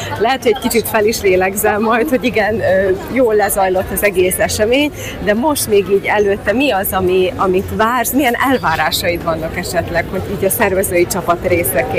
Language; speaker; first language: Hungarian; native; Hungarian